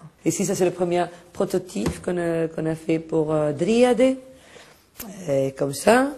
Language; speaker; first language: French; non-native, fluent; Spanish